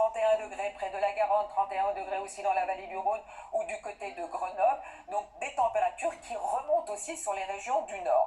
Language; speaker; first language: French; native; French